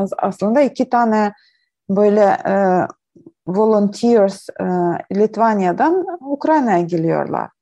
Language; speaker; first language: Turkish; non-native, learner; Ukrainian